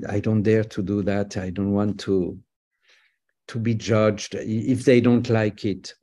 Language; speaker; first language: English; non-native, fluent; French